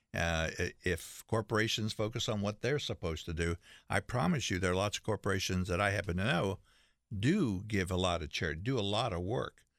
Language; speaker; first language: English; native; English